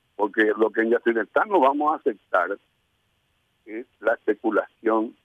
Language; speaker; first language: Spanish; native; Spanish